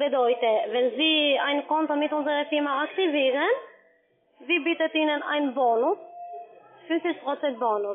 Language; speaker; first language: German; non-native, learner; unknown